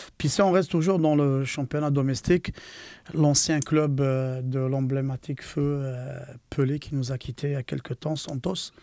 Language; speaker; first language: French; non-native, local second language; Arabic